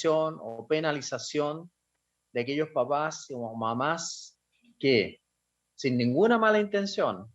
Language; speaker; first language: Spanish; native; Spanish